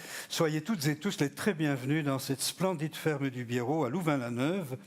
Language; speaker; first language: French; native; French